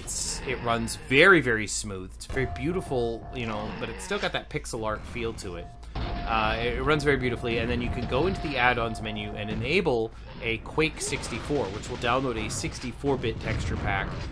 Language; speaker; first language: English; native; English